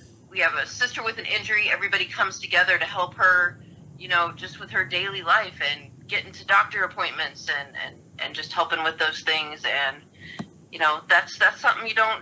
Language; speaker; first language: English; native; English